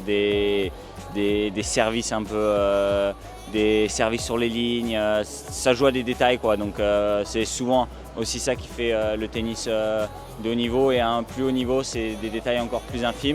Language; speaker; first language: French; native; French